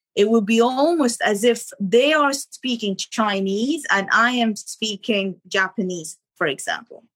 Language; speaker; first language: English; non-native, fluent; Arabic